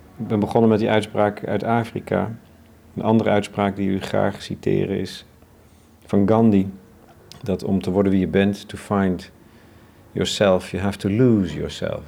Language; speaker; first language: Dutch; native; Dutch